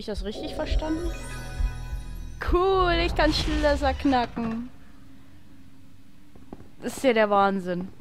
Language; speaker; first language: German; native; German